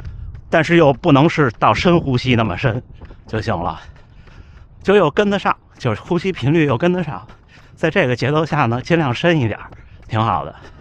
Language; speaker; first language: Chinese; native; Chinese